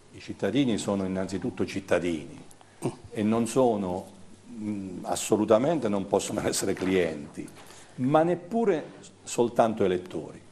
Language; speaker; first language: Italian; native; Italian